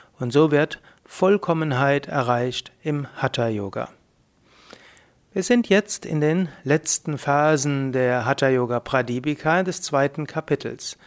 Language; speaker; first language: German; native; German